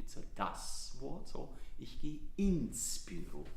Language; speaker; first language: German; non-native, fluent; Italian